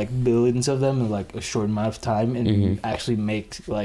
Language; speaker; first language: English; non-native, fluent; Vietnamese